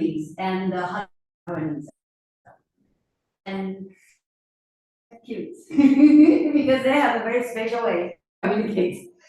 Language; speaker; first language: English; non-native, fluent; Chinese